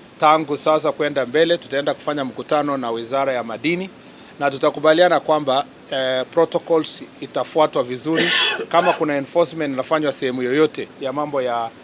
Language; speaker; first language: Swahili; non-native, local second language; Kalenjin